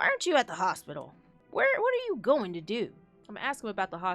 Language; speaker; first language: English; native; English